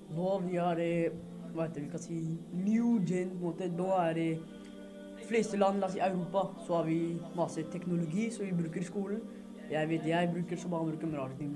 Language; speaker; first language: Norwegian; early bilingual, other home language; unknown